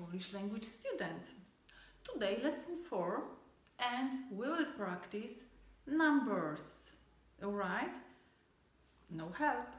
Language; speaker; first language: English; non-native, fluent; Polish